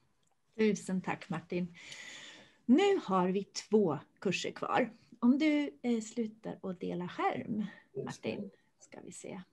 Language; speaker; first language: Swedish; native; Swedish